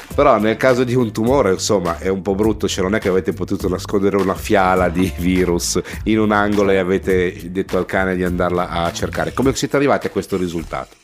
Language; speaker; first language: Italian; native; Italian